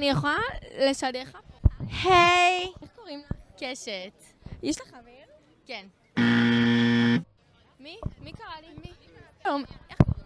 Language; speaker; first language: Hebrew; native; Hebrew